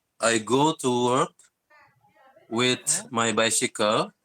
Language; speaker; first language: English; non-native, learner; Indonesian